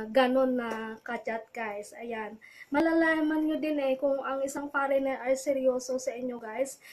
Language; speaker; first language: Filipino; non-native, local second language; Iloko